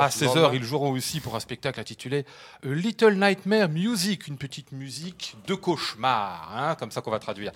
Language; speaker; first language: French; native; French